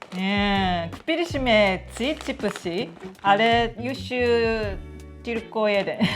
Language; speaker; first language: Polish; non-native, learner; Japanese